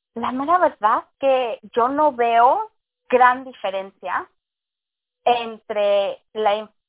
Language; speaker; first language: Spanish; early bilingual, heritage; English